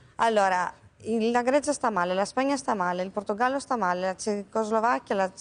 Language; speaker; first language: Italian; non-native, fluent; Greek